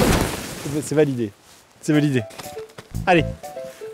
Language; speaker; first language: French; native; French